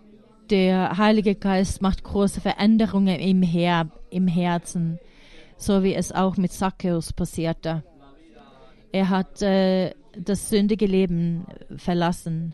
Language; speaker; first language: German; non-native, fluent; Finnish